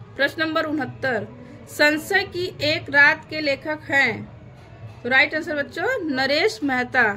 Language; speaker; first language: Hindi; native; Hindi